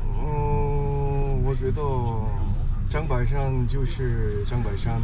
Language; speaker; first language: Chinese; non-native, learner; Korean